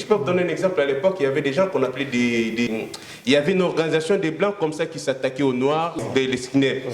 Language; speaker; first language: French; non-native, local second language; Lingala